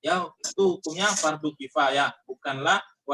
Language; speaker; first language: Indonesian; native; Indonesian